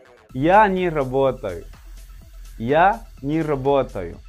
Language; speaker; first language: Russian; non-native, fluent; Portuguese